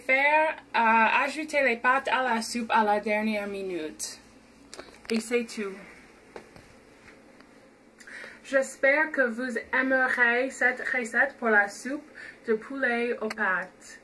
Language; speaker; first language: French; non-native, fluent; English